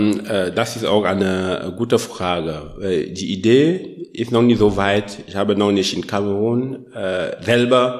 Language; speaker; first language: German; non-native, learner; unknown